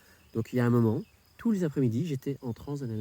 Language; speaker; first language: French; native; French